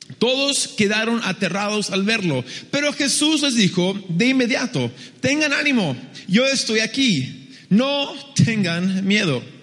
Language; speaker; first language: Spanish; early bilingual, other home language; English